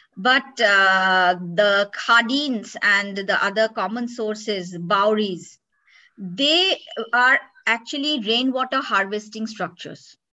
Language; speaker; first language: English; non-native, local second language; Bangla